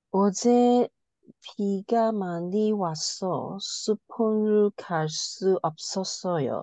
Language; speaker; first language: Korean; non-native, learner; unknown